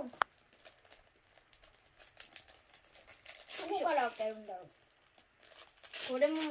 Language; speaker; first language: Japanese; early bilingual, other home language; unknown